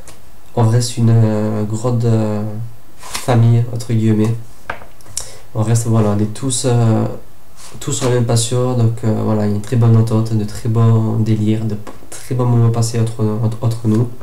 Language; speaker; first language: French; native; French